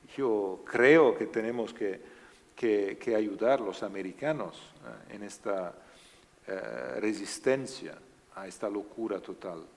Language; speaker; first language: Spanish; non-native, learner; Italian